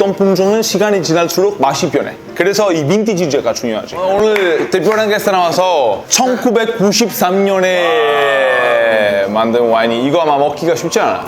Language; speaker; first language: Korean; non-native, fluent; Italian